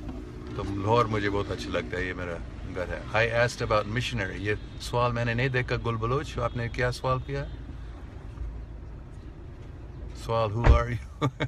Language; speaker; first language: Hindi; non-native, local second language; English